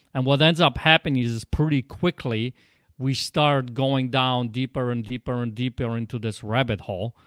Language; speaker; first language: English; non-native, fluent; Polish